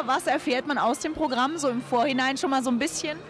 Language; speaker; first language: German; native; German